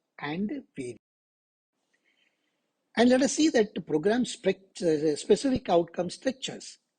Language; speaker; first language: English; non-native, local second language; Tamil